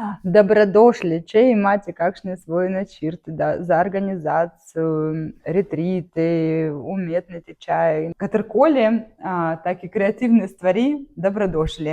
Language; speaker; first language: Slovenian; non-native, learner; Russian